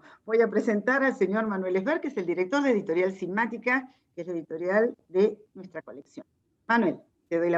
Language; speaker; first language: Spanish; native; Spanish